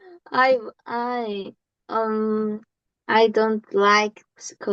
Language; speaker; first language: English; non-native, learner; Korean